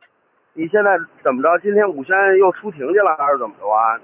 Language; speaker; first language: Chinese; native; Chinese